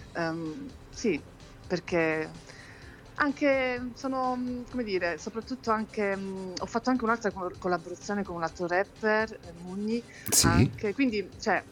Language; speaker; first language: Italian; native; Italian